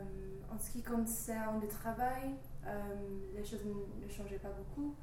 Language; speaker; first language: French; non-native, learner; English